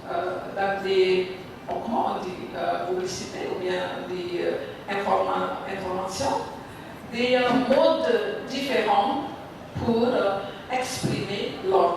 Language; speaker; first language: French; non-native, fluent; Indonesian